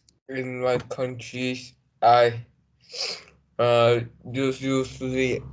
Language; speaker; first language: English; non-native, learner; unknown